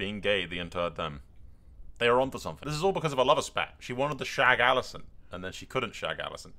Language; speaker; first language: English; native; English